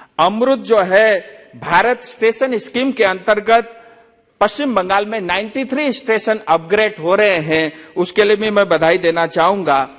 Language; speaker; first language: Hindi; non-native, local second language; Nepali